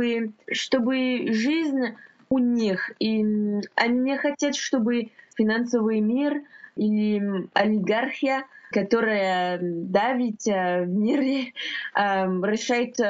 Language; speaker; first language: Russian; non-native, fluent; French